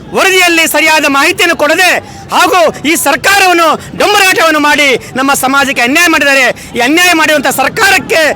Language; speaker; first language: Kannada; non-native, local second language; Lambadi